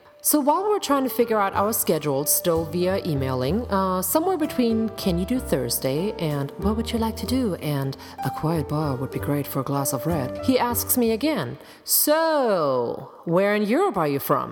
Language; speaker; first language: English; non-native, fluent; German